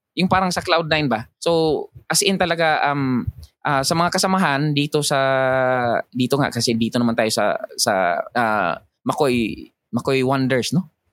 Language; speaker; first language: Filipino; non-native, local second language; Cebuano